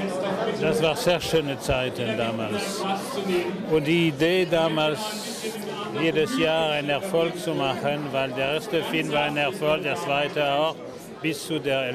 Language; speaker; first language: German; non-native, fluent; French